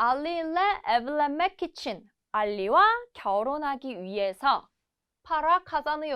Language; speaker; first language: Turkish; non-native, fluent; Korean